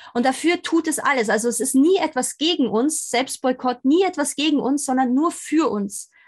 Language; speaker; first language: German; native; German